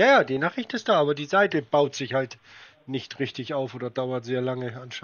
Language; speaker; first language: German; native; German